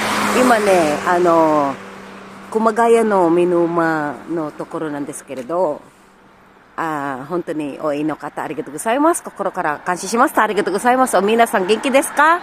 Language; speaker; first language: Japanese; non-native, learner; Filipino